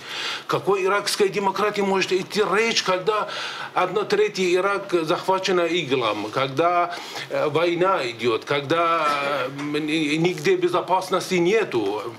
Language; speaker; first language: Russian; native; Russian